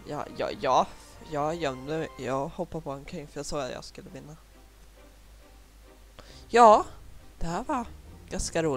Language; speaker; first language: Swedish; native; Swedish